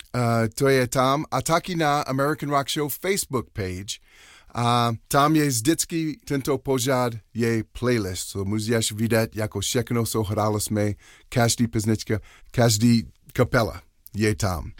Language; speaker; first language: Czech; non-native, learner; English